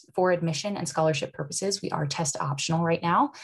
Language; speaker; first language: English; native; English